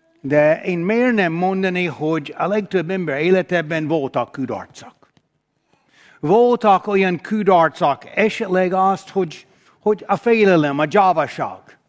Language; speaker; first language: Hungarian; non-native, fluent; English